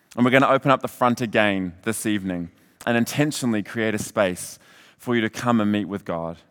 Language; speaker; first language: English; native; English